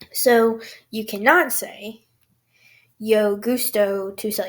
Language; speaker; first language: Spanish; non-native, learner; English